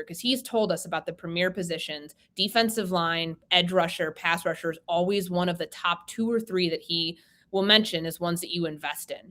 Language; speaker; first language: English; native; English